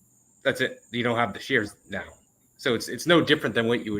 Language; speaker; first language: English; native; English